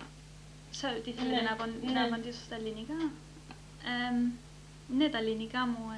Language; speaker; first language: Greek; early bilingual, heritage; Greek